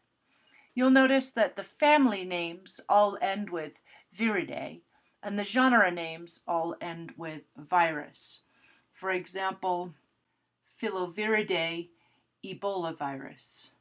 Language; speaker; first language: English; native; English